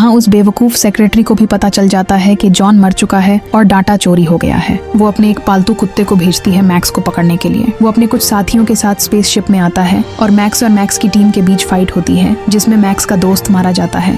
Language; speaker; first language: Hindi; native; Hindi